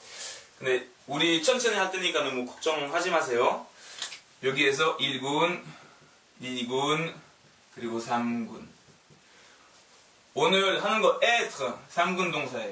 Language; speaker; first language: Korean; non-native, learner; French